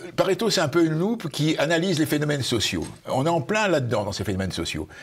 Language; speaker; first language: French; native; French